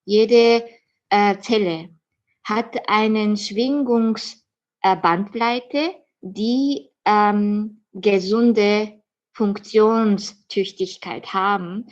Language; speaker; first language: German; non-native, fluent; Japanese